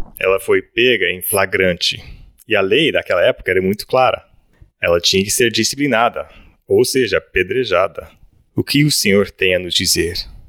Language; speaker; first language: Portuguese; early bilingual, other home language; English